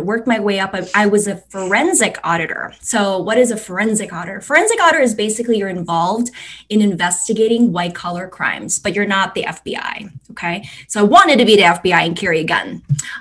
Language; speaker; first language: English; non-native, local second language; Cantonese